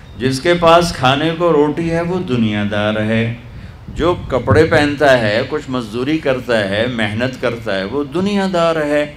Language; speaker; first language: Urdu; non-native, local second language; Punjabi